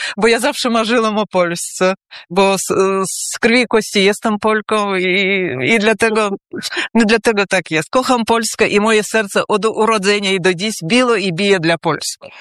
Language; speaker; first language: Polish; early bilingual, heritage; Polish